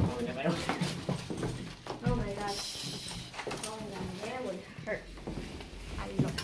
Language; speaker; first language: English; non-native, local second language; Filipino